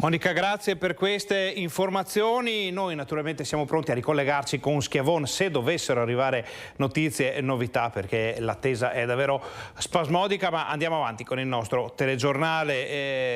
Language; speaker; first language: Italian; native; Italian